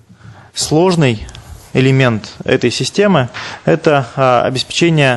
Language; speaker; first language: Russian; native; Russian